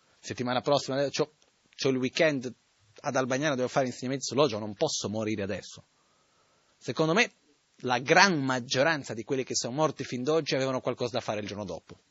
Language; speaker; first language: Italian; non-native, fluent; Portuguese